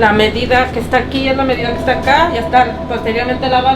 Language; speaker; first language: Spanish; native; Spanish